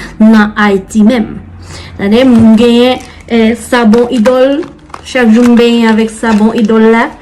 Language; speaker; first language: Haitian Creole; non-native, learner; Spanish